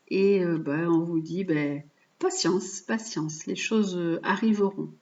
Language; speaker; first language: French; native; French